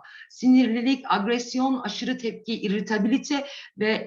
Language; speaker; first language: Turkish; native; Turkish